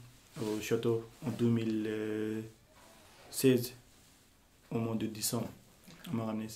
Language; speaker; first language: French; non-native, learner; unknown